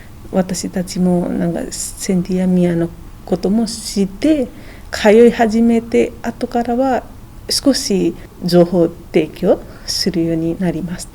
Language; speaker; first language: Japanese; non-native, fluent; Nepali